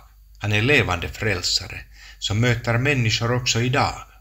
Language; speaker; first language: Swedish; non-native, local second language; Finnish